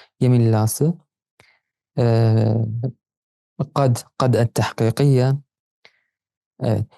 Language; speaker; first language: Turkish; non-native, fluent; Arabic